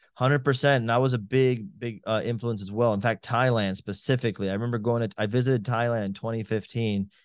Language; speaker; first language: English; native; English